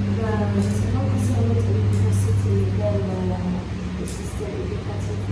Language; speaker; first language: French; non-native, local second language; Arabic